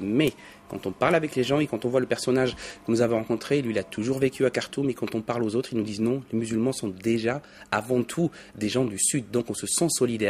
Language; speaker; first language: French; native; French